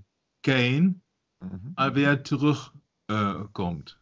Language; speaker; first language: Dutch; non-native, fluent; German